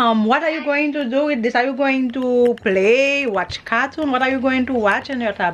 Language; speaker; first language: English; non-native, learner; Haitian Creole